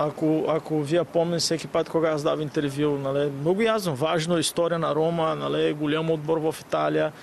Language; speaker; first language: Bulgarian; non-native, learner; Portuguese